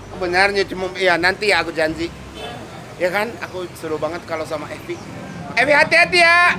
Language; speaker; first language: Indonesian; non-native, fluent; Japanese